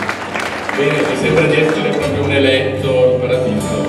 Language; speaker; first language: Italian; native; Italian